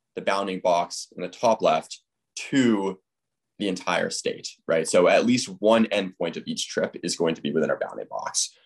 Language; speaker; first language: English; native; English